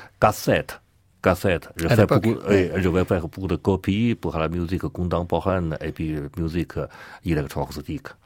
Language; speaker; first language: French; non-native, learner; Chinese